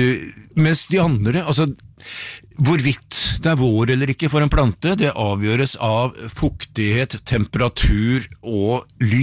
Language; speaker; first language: Norwegian; native; Norwegian